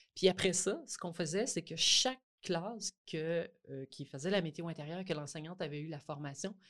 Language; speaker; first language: French; native; French